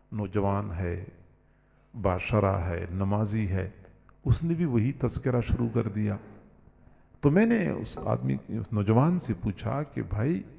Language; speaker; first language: Urdu; non-native, local second language; Punjabi